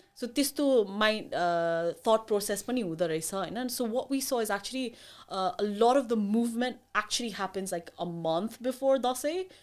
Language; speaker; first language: English; early bilingual, other home language; Nepali